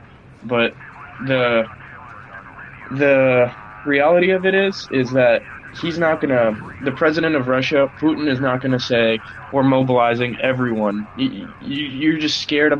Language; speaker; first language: English; early bilingual, other home language; Russian